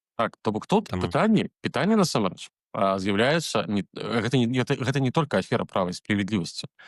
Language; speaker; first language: Belarusian; native; Belarusian